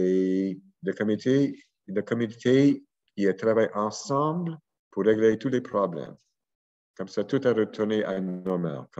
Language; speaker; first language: French; non-native, local second language; English